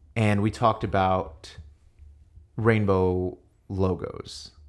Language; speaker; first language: English; native; English